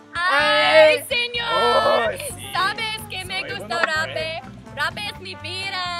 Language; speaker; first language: Spanish; non-native, learner; English